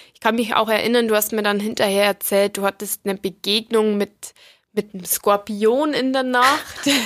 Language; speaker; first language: German; native; German